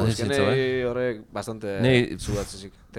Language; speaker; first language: Basque; native; Basque